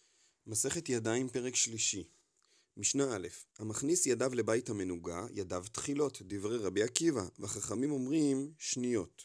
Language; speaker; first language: Hebrew; native; Hebrew